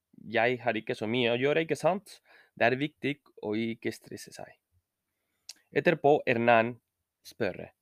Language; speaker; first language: Norwegian; non-native, fluent; Spanish